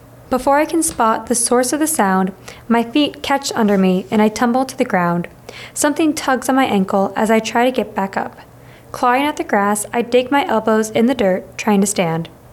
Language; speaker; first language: English; native; English